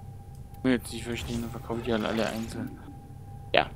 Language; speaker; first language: German; native; German